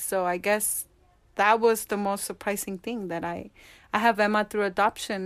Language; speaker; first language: English; early bilingual, other home language; Spanish